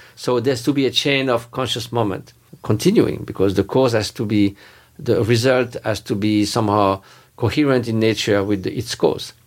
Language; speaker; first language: English; non-native, fluent; French